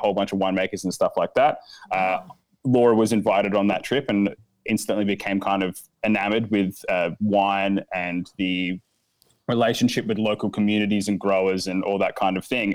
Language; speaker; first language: English; native; English